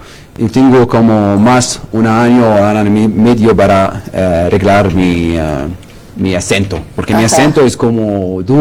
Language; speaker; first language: Spanish; non-native, learner; Arabic